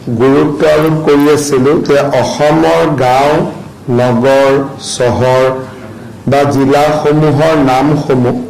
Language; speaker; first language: Assamese; native; Assamese